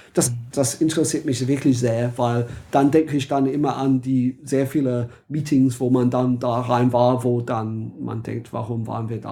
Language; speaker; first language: German; non-native, fluent; English